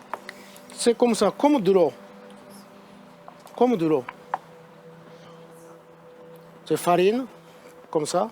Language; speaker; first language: French; non-native, learner; Japanese